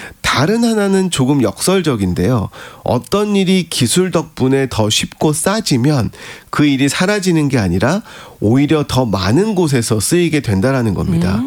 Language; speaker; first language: Korean; native; Korean